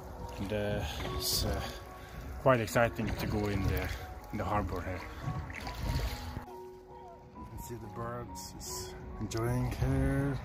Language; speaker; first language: English; non-native, fluent; Norwegian